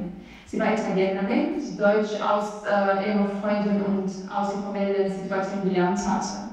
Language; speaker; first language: German; non-native, learner; Albanian